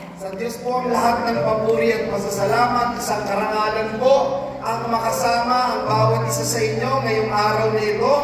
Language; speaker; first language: Filipino; native; Filipino